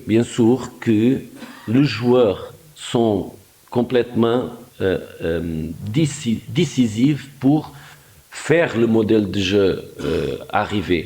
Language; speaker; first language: French; non-native, fluent; Portuguese